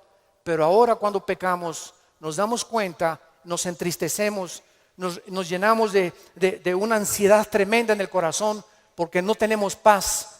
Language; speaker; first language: Spanish; native; Spanish